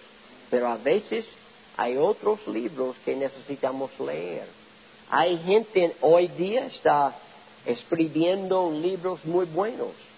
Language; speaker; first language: Spanish; non-native, learner; English